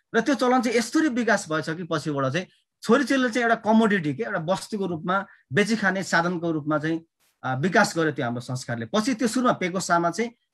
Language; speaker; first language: Nepali; non-native, local second language; Limbu